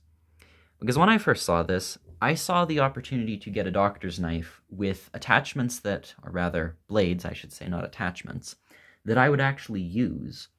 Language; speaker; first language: English; native; English